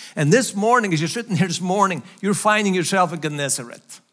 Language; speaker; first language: English; non-native, fluent; Faroese